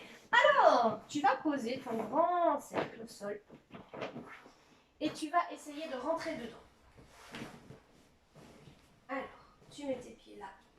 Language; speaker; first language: French; native; French